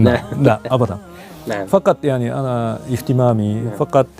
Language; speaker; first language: Arabic; non-native, learner; Japanese